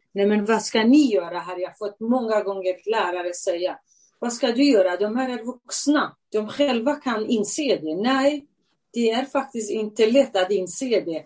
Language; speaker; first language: Swedish; non-native, fluent; Central Kurdish